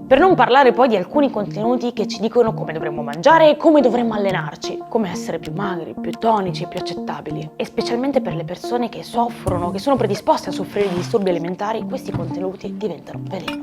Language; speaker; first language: Italian; native; Italian